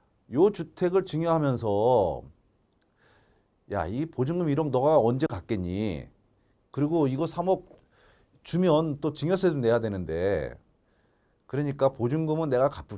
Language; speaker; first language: Korean; native; Korean